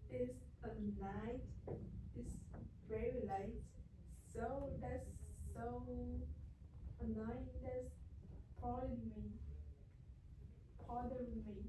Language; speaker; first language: English; non-native, learner; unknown